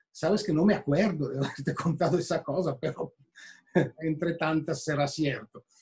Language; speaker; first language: Spanish; non-native, fluent; Italian